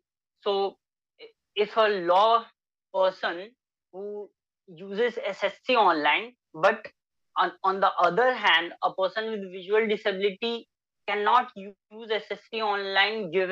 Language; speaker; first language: English; non-native, local second language; Hindi